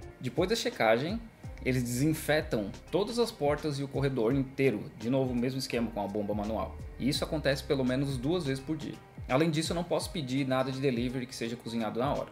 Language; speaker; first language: Portuguese; native; Portuguese